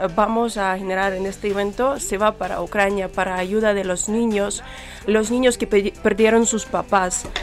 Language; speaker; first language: Spanish; non-native, fluent; Ukrainian